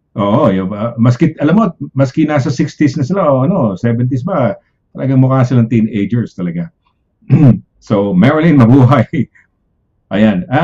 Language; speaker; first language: Filipino; native; Filipino